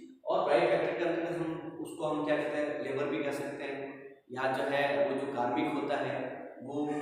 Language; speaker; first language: Hindi; native; Hindi